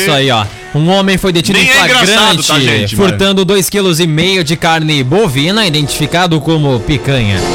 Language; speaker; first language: Portuguese; native; Portuguese